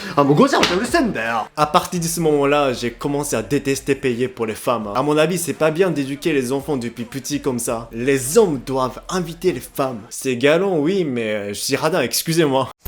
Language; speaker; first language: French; non-native, fluent; Japanese